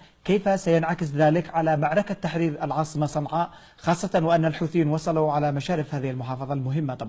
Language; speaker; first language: Arabic; native; Arabic